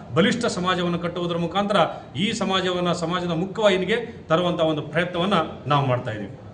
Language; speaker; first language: Kannada; non-native, local second language; Lambadi